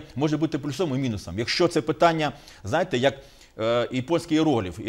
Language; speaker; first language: Ukrainian; native; Ukrainian